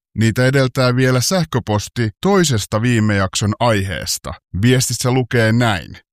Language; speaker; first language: Finnish; native; Finnish